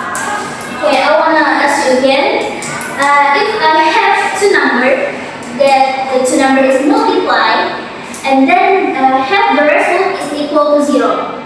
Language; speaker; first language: English; non-native, learner; Indonesian